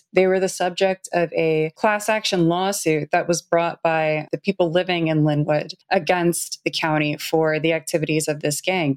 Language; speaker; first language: English; native; English